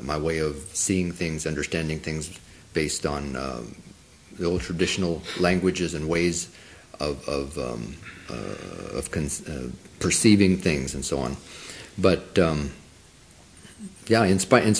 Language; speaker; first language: English; non-native, local second language; Spanish